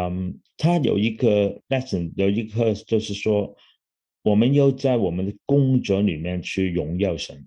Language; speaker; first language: Chinese; non-native, local second language; Cantonese